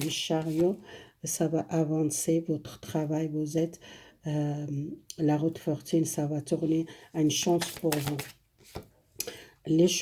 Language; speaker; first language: French; non-native, fluent; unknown